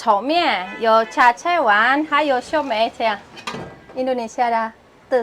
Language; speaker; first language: Chinese; non-native, fluent; Indonesian